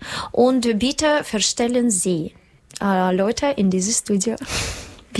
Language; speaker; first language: German; non-native, learner; Russian